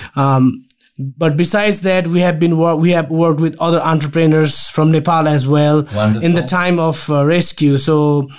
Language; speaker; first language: English; non-native, local second language; Nepali